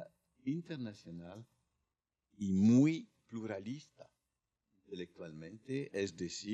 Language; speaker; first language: Spanish; non-native, learner; French